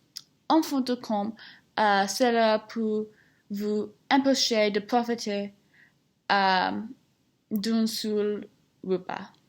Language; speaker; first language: French; non-native, learner; English